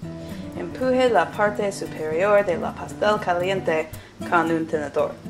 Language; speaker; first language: Spanish; non-native, learner; English